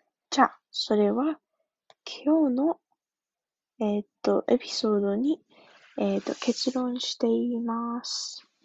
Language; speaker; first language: Japanese; early bilingual, heritage; Japanese